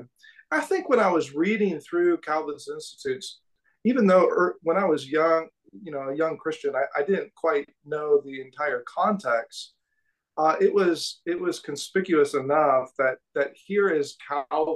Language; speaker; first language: English; native; English